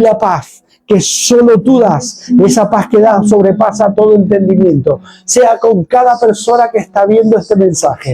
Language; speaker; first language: Spanish; native; Spanish